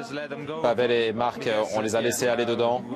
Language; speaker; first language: French; non-native, fluent; Slovenian